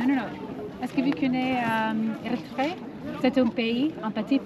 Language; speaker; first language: French; non-native, learner; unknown